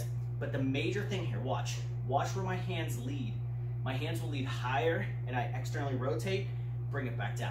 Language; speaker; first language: English; native; English